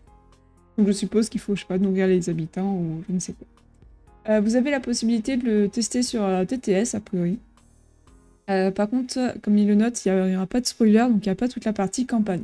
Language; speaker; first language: French; native; French